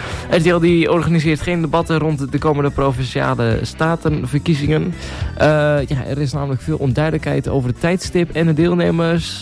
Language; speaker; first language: Dutch; native; Dutch